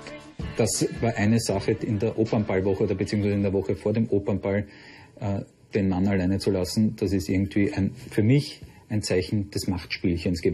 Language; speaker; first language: German; native; German